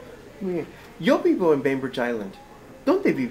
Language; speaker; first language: Spanish; non-native, fluent; English